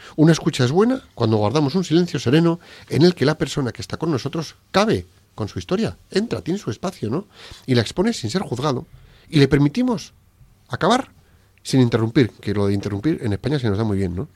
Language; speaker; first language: Spanish; native; Spanish